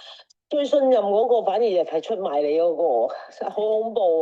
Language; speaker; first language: Cantonese; native; Cantonese